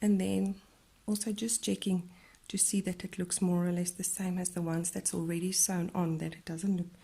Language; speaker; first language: English; non-native, local second language; Afrikaans